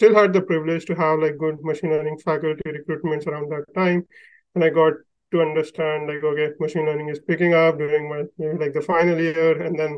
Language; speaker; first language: English; non-native, local second language; Hindi